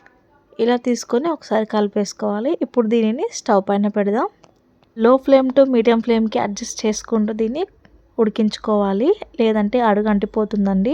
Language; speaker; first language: Telugu; native; Telugu